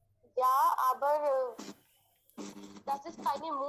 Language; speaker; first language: German; non-native, learner; Hindi